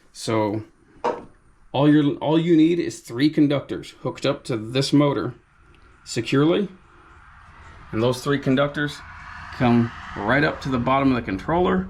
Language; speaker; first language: English; native; English